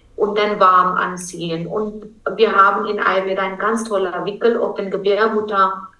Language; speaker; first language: German; non-native, fluent; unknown